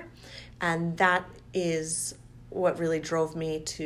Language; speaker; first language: English; native; English